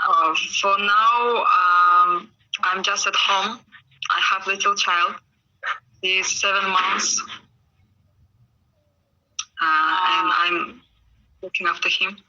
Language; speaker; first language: English; non-native, learner; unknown